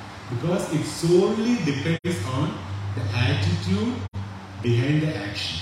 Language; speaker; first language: English; non-native, local second language; Malayalam